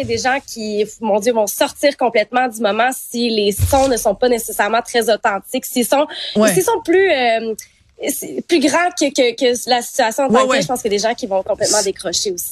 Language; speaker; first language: French; native; French